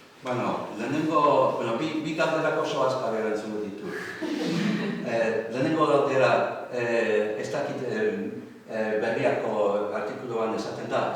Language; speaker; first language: Basque; non-native, fluent; English